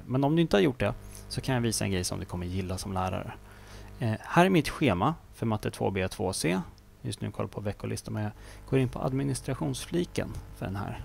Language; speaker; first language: Swedish; native; Swedish